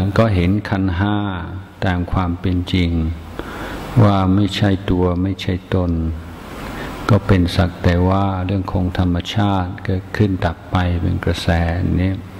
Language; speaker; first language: Thai; non-native, fluent; English